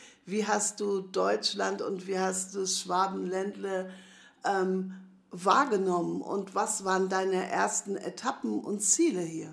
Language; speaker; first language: German; native; German